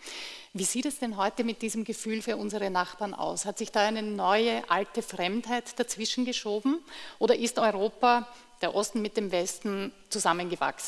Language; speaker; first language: German; native; German